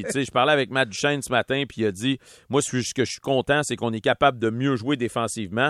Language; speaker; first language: French; native; French